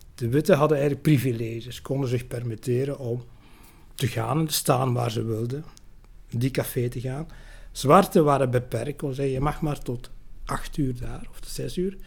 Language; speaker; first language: Dutch; early bilingual, other home language; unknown